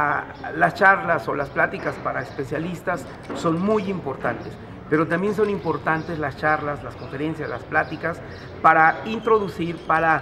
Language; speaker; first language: Spanish; native; Spanish